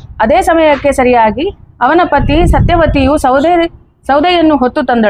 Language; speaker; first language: Kannada; native; Kannada